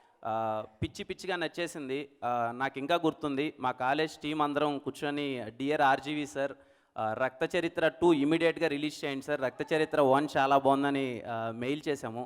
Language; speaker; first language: Telugu; native; Telugu